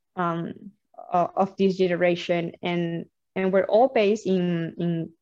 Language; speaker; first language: English; non-native, fluent; Spanish